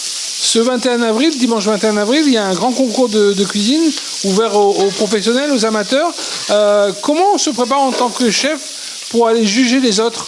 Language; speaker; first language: French; native; French